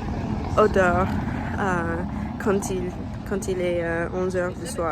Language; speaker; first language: French; non-native, learner; English